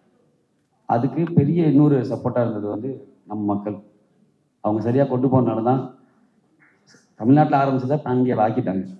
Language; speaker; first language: Tamil; native; Tamil